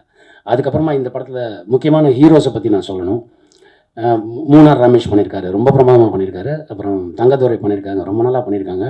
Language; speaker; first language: Tamil; native; Tamil